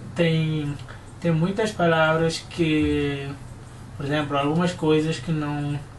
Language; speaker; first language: Portuguese; non-native, local second language; Upper Guinea Crioulo